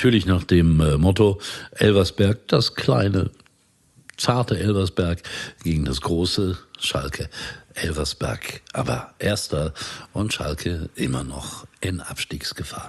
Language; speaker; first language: German; native; German